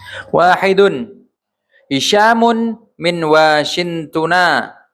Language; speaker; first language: Arabic; non-native, learner; Indonesian